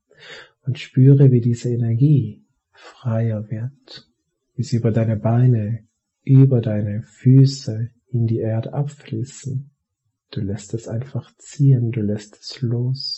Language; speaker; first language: German; native; German